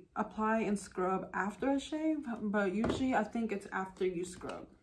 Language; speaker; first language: English; early bilingual, other home language; Spanish